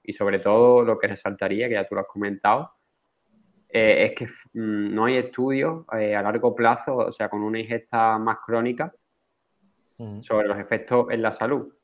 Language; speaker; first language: Spanish; native; Spanish